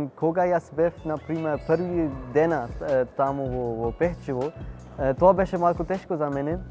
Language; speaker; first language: Macedonian; non-native, learner; Urdu